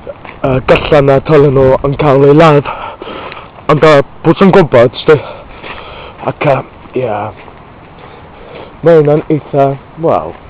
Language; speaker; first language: Welsh; non-native, local second language; English